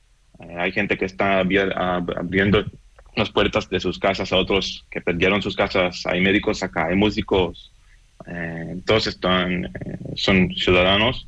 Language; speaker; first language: Spanish; non-native, fluent; Hebrew